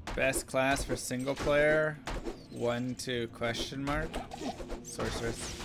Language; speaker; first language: English; native; English